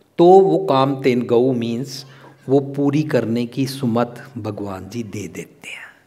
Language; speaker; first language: Hindi; non-native, local second language; Punjabi